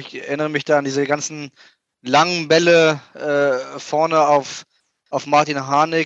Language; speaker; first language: German; native; German